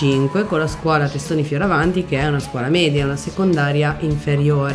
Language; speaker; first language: Italian; native; Italian